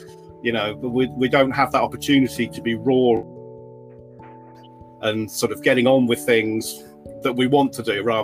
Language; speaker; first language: English; native; English